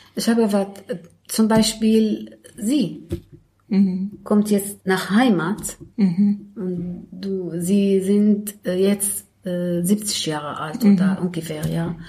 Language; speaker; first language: German; non-native, learner; Arabic